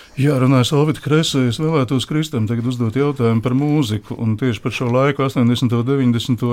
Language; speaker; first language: Latvian; native; Latvian